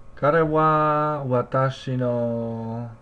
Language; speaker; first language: Japanese; non-native, learner; English